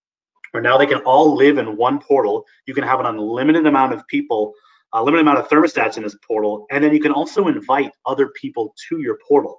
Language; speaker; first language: English; native; English